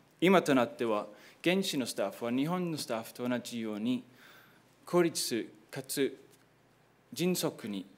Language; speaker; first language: Japanese; non-native, fluent; English